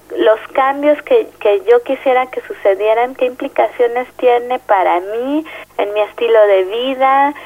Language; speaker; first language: Spanish; native; Spanish